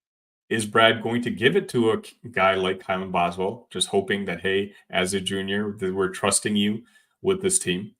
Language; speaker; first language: English; native; English